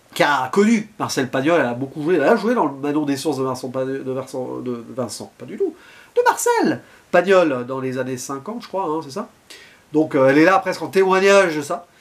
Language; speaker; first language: French; native; French